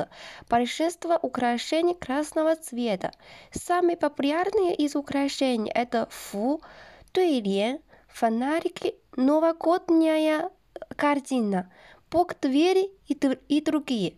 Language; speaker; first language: Russian; non-native, learner; Chinese